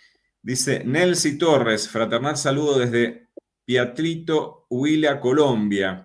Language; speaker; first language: Spanish; native; Spanish